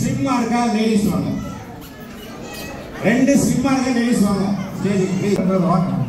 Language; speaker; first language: Tamil; native; Tamil